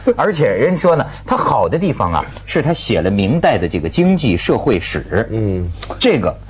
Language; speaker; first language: Chinese; native; Chinese